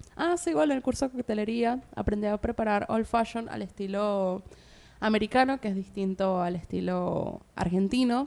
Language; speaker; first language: Spanish; native; Spanish